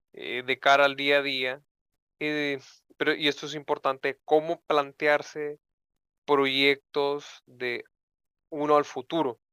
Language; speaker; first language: Spanish; native; Spanish